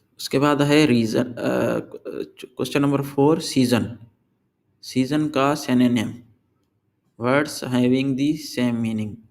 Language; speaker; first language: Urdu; non-native, local second language; Sindhi